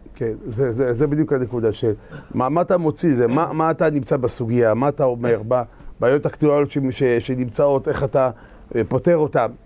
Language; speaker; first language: Hebrew; native; Hebrew